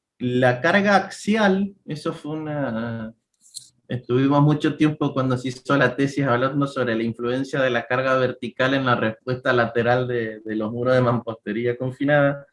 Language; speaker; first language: Spanish; native; Spanish